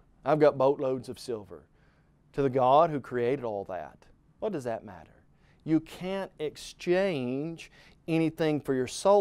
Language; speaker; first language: English; native; English